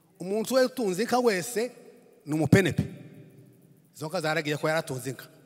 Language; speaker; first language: Kinyarwanda; native; Kinyarwanda